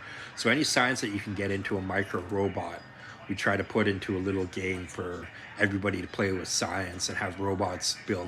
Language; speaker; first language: English; native; English